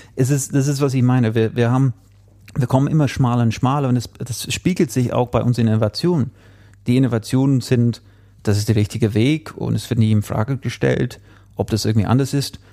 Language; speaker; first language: German; non-native, fluent; English